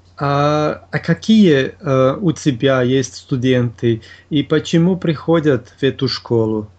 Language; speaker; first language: Russian; non-native, fluent; German